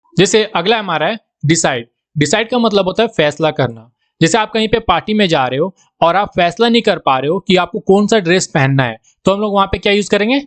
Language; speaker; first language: Hindi; native; Hindi